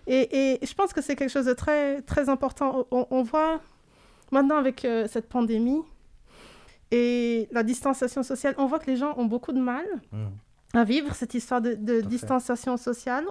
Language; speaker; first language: French; native; French